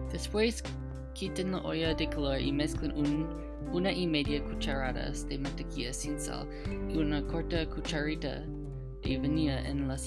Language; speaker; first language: Spanish; non-native, learner; English